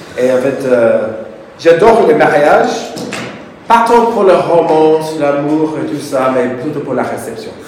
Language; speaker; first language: French; non-native, fluent; English